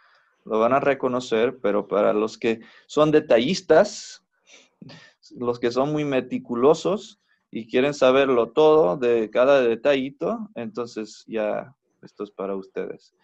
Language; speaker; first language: Spanish; non-native, fluent; English